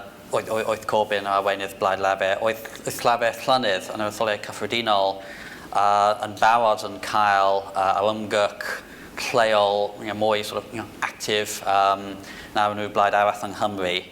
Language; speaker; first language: Welsh; non-native, fluent; English